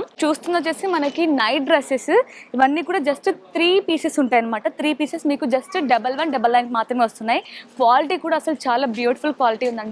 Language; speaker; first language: Telugu; native; Telugu